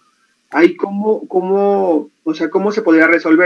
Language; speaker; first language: Spanish; native; Spanish